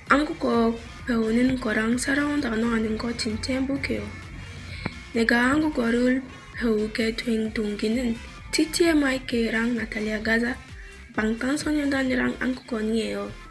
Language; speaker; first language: Korean; non-native, learner; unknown